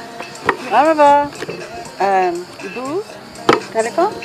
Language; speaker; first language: Turkish; non-native, learner; English